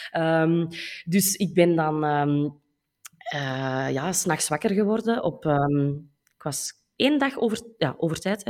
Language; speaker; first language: Dutch; native; Dutch